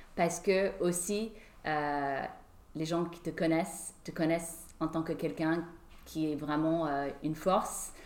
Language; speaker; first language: French; non-native, fluent; English